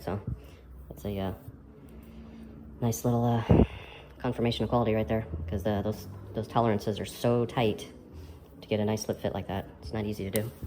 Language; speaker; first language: English; native; English